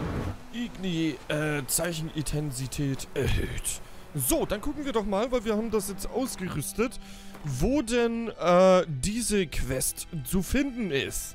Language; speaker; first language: German; native; German